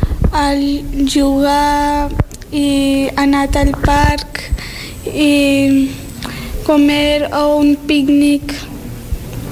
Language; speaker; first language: Catalan; non-native, learner; Urdu